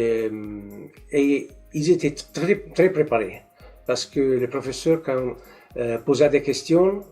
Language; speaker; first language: French; non-native, learner; Italian